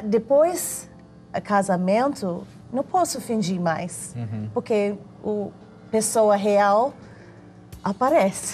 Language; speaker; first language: Portuguese; non-native, fluent; English